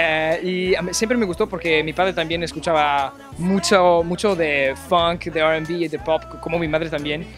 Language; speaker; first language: Spanish; non-native, fluent; German